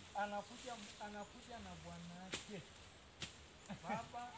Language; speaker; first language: Swahili; non-native, local second language; Masai